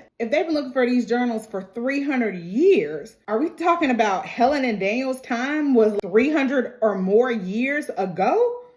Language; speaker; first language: English; native; English